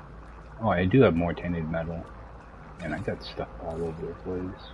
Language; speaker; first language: English; native; English